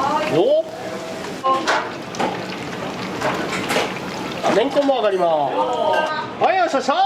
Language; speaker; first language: Japanese; native; Japanese